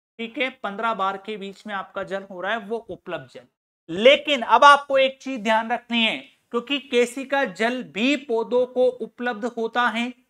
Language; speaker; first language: Hindi; native; Hindi